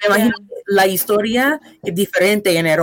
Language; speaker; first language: Spanish; non-native, fluent; English